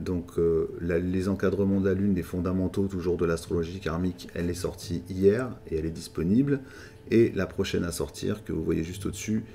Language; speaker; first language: French; native; French